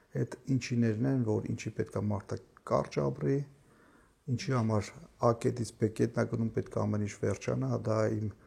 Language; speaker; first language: Armenian; native; Armenian